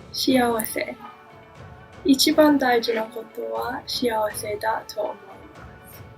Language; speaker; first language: Japanese; non-native, learner; English